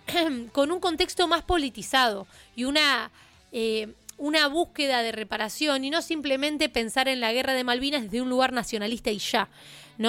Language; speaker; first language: Spanish; native; Spanish